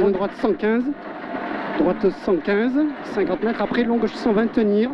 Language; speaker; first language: French; native; French